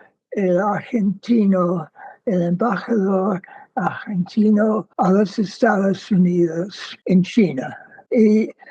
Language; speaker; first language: Spanish; non-native, fluent; English